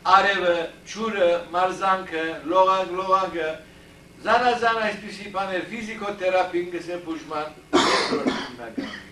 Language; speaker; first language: Armenian; early bilingual, heritage; Armenian